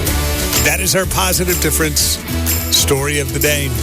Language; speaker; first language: English; native; English